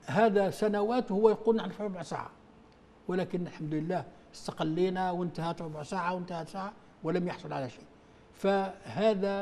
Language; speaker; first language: Arabic; native; Arabic